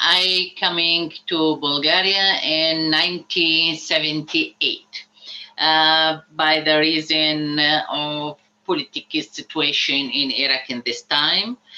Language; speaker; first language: English; non-native, learner; Arabic